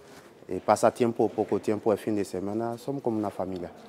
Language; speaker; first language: Spanish; non-native, learner; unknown